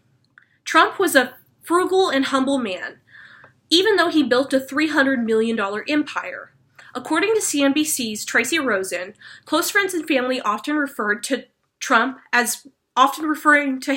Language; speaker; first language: English; native; English